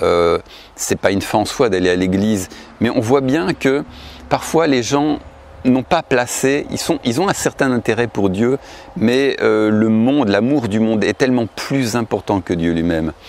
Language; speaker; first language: French; native; French